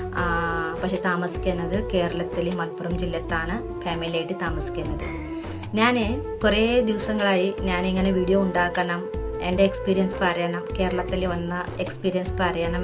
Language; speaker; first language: Malayalam; non-native, local second language; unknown